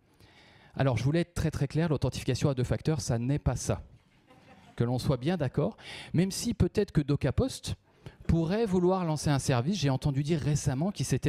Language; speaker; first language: French; native; French